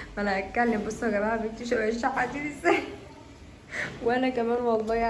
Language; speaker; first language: Arabic; native; Arabic